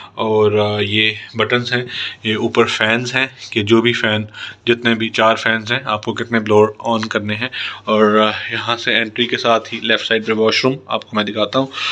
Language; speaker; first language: Urdu; non-native, local second language; Punjabi